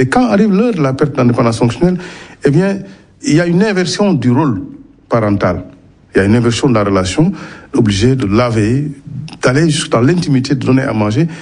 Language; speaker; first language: French; non-native, local second language; Wolof